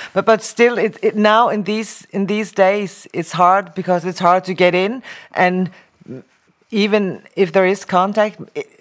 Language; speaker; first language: English; non-native, fluent; Norwegian